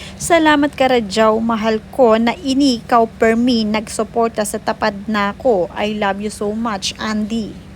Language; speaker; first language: Filipino; native; Filipino